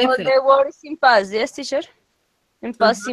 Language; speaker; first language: English; non-native, learner; Spanish